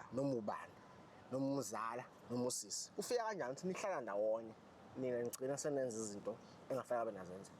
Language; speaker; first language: Zulu; native; Zulu